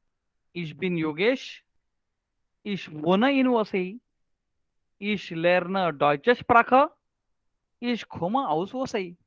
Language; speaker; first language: German; non-native, learner; Marathi